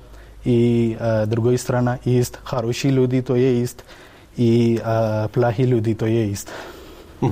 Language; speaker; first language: Russian; non-native, learner; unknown